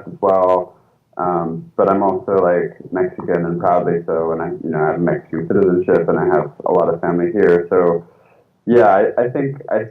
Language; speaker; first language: English; early bilingual, other home language; Spanish